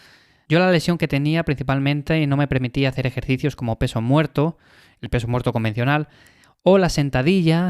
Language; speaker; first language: Spanish; native; Spanish